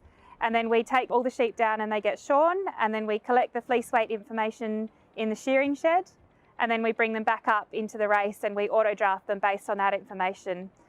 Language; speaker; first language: English; native; English